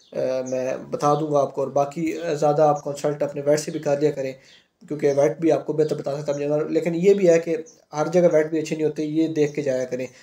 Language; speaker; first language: Urdu; non-native, local second language; Punjabi